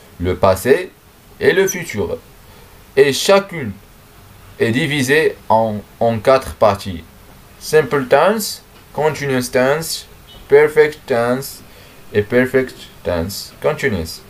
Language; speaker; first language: French; non-native, learner; Arabic